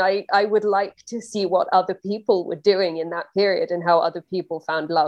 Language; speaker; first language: English; native; English